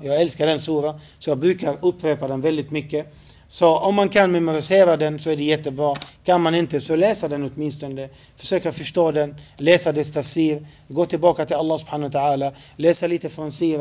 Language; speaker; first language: Swedish; non-native, fluent; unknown